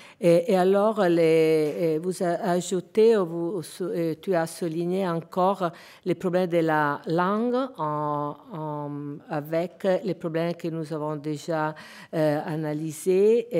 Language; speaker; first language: French; non-native, fluent; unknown